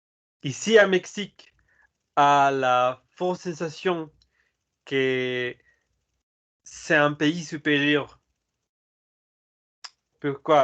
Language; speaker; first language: French; non-native, learner; Spanish